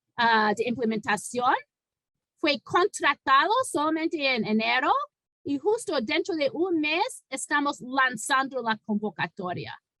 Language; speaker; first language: Spanish; non-native, fluent; English